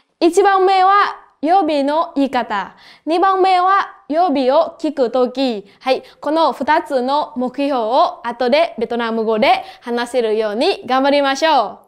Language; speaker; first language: Japanese; non-native, fluent; Vietnamese